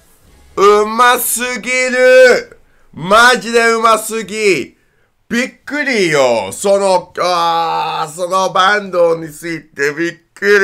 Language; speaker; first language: Japanese; non-native, learner; English